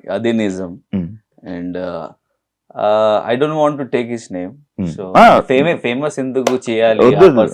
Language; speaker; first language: Telugu; non-native, learner; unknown